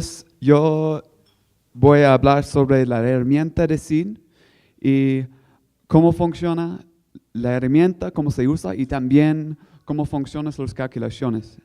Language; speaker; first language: Spanish; non-native, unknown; English